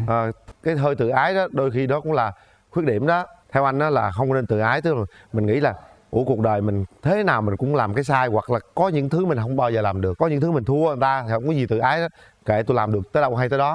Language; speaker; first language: Vietnamese; native; Vietnamese